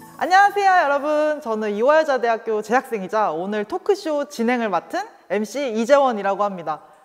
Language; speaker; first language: Korean; native; Korean